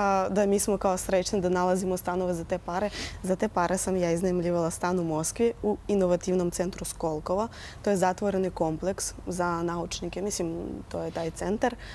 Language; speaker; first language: Croatian; non-native, fluent; Russian